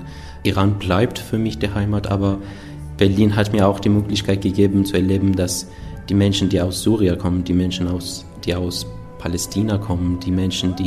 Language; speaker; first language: German; non-native, fluent; Persian